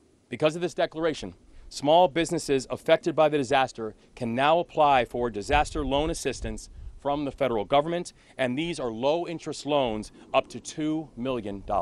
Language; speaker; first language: English; native; English